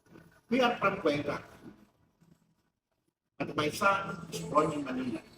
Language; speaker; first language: English; non-native, local second language; Filipino